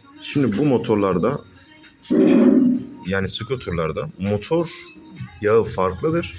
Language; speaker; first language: Turkish; native; Turkish